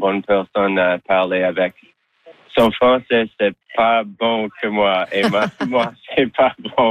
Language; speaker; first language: French; non-native, local second language; English